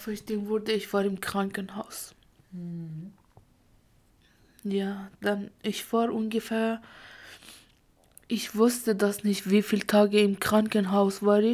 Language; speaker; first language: German; non-native, learner; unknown